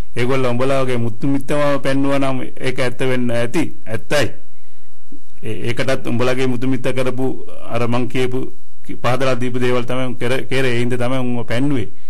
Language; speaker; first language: Sinhala; non-native, local second language; Tamil